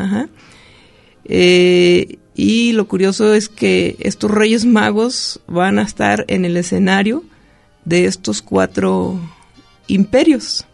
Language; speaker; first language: Spanish; native; Spanish